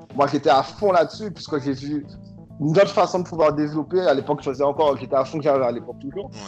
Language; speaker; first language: French; native; French